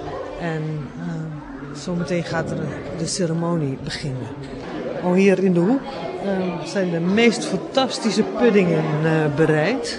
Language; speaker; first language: Dutch; native; Dutch